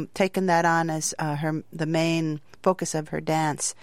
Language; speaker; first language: English; native; English